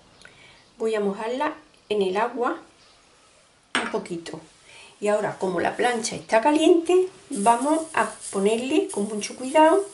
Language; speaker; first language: Spanish; native; Spanish